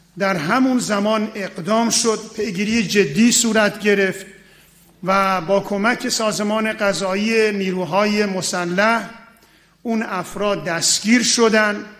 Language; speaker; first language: Persian; native; Persian